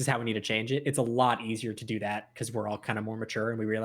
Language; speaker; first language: English; native; English